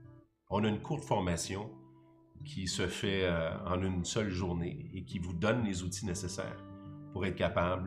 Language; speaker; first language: French; native; French